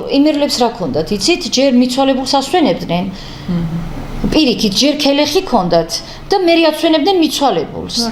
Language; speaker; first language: Georgian; native; Georgian